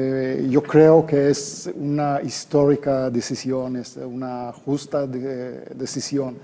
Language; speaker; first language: Spanish; non-native, fluent; Hebrew